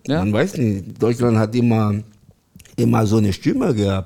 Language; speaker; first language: German; non-native, learner; French